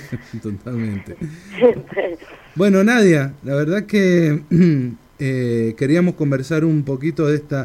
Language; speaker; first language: Spanish; native; Spanish